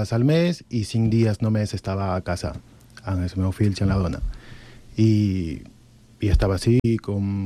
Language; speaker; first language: Catalan; non-native, fluent; Spanish